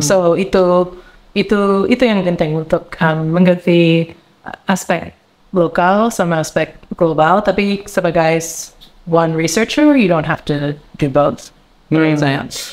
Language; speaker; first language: Indonesian; non-native, learner; English